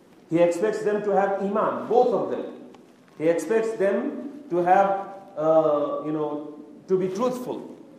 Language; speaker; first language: English; non-native, local second language; Urdu